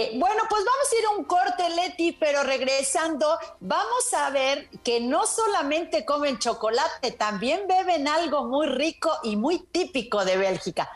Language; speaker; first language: Spanish; native; Spanish